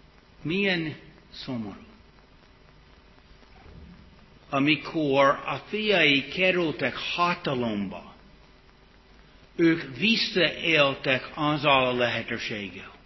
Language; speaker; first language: Hungarian; non-native, fluent; English